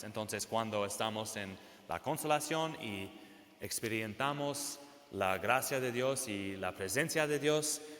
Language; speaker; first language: Spanish; non-native, fluent; English